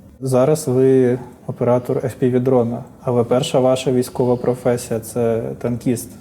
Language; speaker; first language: Ukrainian; native; Ukrainian